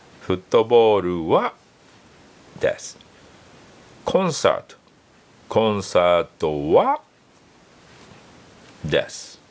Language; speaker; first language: Japanese; non-native, fluent; English